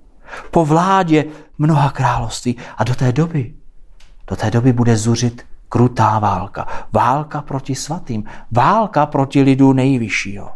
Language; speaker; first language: Czech; native; Czech